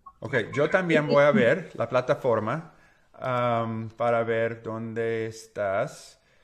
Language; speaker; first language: Spanish; non-native, learner; English